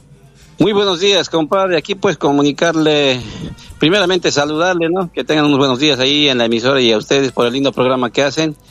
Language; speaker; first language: Spanish; native; Spanish